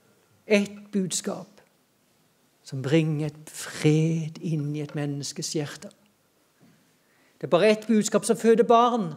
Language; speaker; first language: Norwegian; native; Norwegian